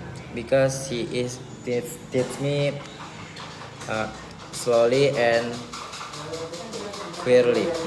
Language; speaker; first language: English; non-native, learner; Indonesian